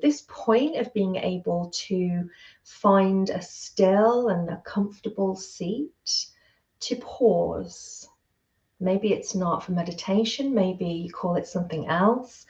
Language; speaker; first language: English; native; English